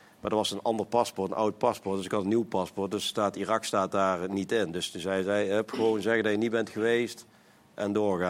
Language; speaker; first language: Dutch; native; Dutch